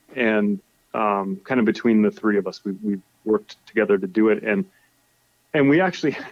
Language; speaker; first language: English; native; English